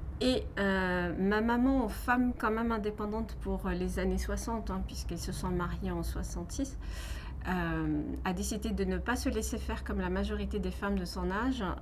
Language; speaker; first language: French; non-native, local second language; Kabyle